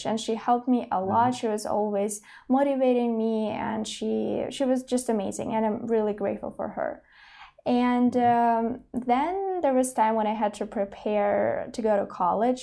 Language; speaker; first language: English; non-native, fluent; Russian